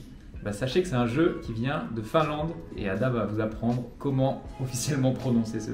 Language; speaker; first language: French; native; French